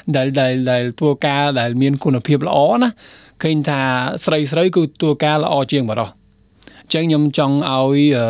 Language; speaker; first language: Khmer; non-native, fluent; Spanish